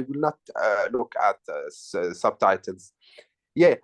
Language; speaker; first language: English; non-native, learner; Arabic